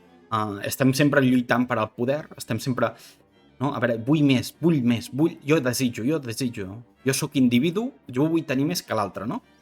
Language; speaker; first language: Catalan; native; Catalan